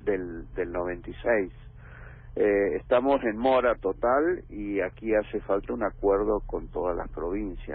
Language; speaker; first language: Spanish; native; Spanish